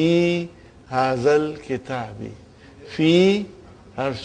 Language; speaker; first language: Arabic; non-native, fluent; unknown